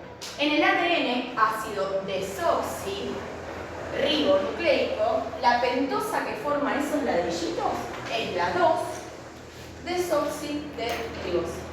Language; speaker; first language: Spanish; native; Spanish